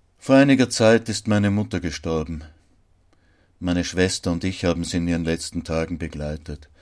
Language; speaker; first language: German; native; German